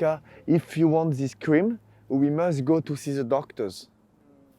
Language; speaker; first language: English; non-native, fluent; French